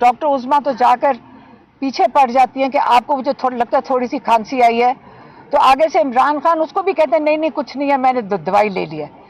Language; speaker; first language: Urdu; native; Urdu